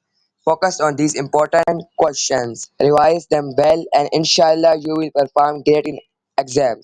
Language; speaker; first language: English; non-native, local second language; Urdu